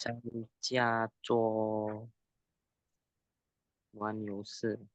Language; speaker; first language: Chinese; non-native, learner; Indonesian